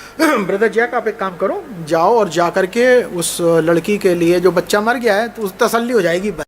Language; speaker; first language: Hindi; native; Hindi